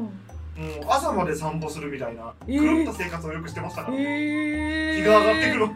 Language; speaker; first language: Japanese; native; Japanese